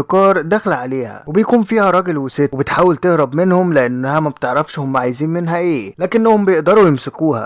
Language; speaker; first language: Arabic; native; Arabic